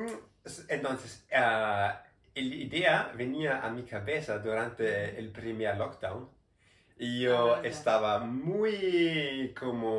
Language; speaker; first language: Spanish; non-native, learner; German